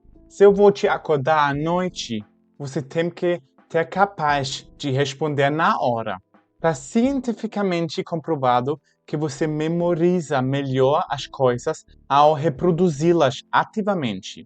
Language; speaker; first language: Portuguese; non-native, fluent; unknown